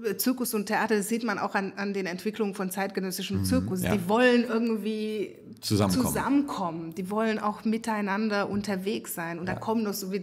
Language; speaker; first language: German; non-native, fluent; Hungarian